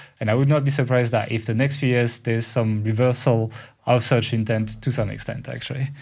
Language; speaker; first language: English; non-native, fluent; French